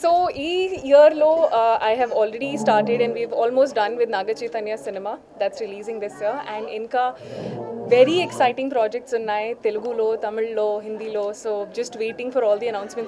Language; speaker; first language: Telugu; non-native, local second language; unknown